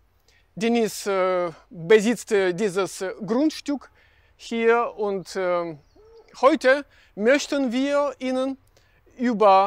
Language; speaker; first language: German; non-native, fluent; Russian